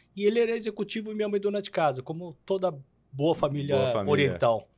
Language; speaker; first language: Portuguese; early bilingual, other home language; Korean